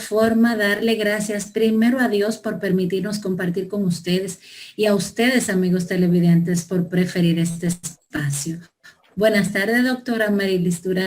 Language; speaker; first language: Spanish; native; Spanish